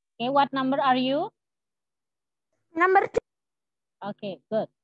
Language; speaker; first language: English; non-native, learner; Indonesian